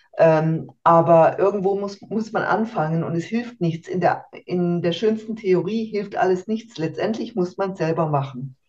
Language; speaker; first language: German; native; German